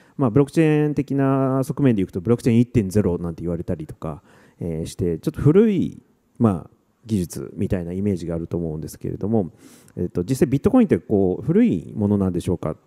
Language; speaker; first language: Japanese; native; Japanese